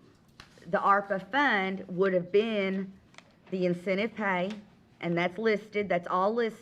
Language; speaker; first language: English; native; English